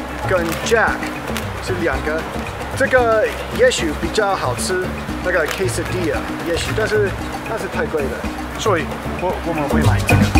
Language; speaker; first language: Chinese; non-native, learner; English